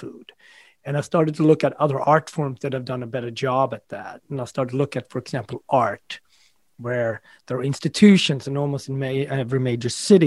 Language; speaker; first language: English; non-native, fluent; Swedish